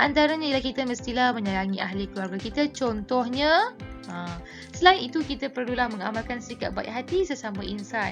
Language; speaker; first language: Malay; native; Malay